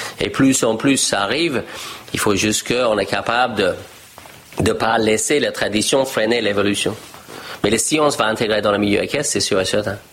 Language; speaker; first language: French; non-native, fluent; English